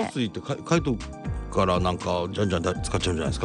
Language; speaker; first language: Japanese; native; Japanese